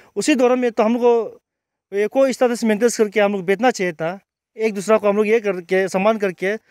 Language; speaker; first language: Hindi; non-native, local second language; Nyishi